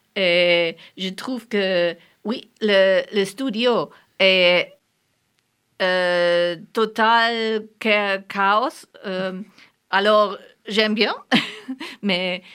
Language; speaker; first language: French; non-native, learner; German